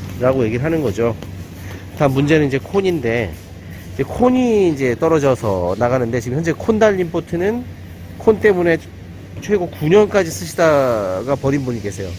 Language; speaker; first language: Korean; native; Korean